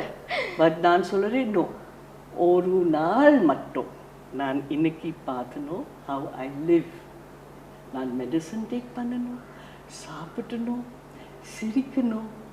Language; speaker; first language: Tamil; non-native, learner; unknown